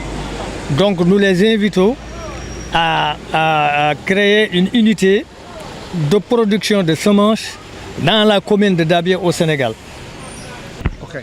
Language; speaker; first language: French; non-native, local second language; Fula